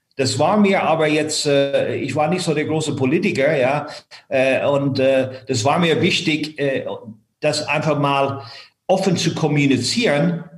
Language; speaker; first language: German; non-native, fluent; English